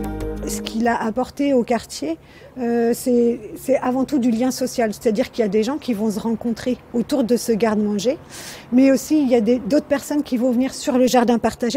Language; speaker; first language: French; native; French